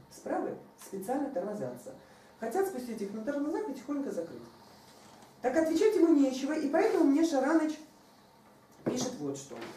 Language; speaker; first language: Russian; non-native, local second language; Ukrainian